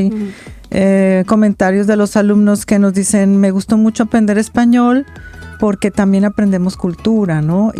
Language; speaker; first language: Spanish; native; Spanish